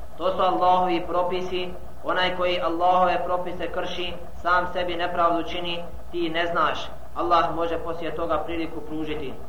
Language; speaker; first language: Bosnian; non-native, fluent; Arabic